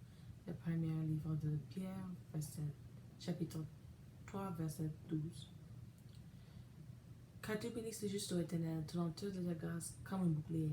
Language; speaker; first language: French; non-native, learner; English